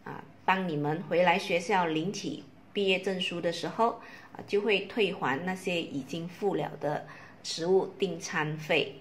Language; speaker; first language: Chinese; native; Chinese